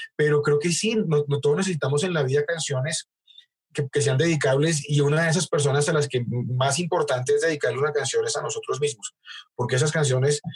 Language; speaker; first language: Spanish; native; Spanish